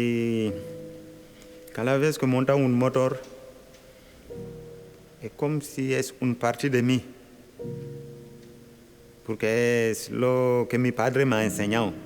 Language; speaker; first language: Spanish; non-native, local second language; Wolof